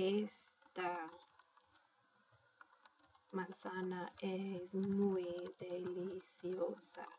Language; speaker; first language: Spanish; non-native, fluent; English